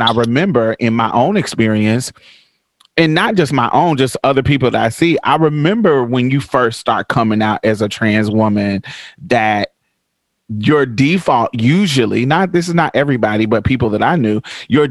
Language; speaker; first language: English; native; English